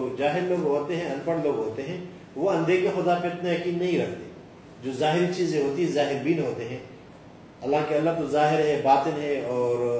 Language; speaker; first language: Urdu; native; Urdu